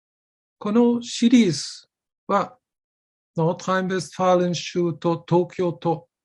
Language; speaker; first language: Japanese; non-native, fluent; German